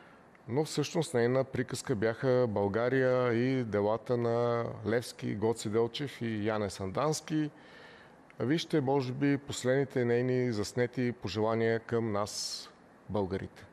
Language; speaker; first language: Bulgarian; native; Bulgarian